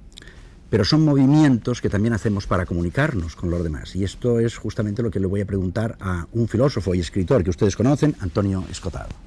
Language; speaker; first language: Spanish; native; Spanish